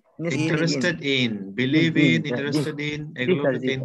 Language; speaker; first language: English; non-native, fluent; Bangla